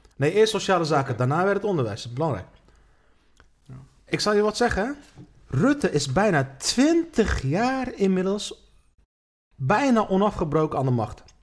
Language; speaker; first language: Dutch; early bilingual, other home language; Turkish